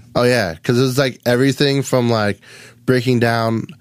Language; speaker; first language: English; native; English